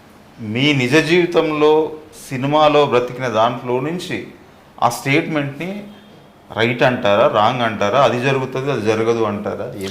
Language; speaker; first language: Telugu; native; Telugu